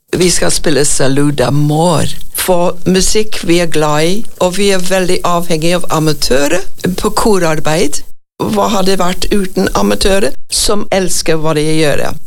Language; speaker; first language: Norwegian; non-native, fluent; English